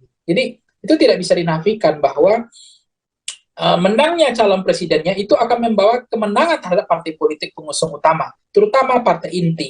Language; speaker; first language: Indonesian; native; Indonesian